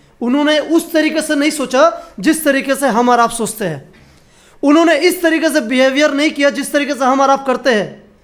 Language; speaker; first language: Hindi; non-native, local second language; Bangla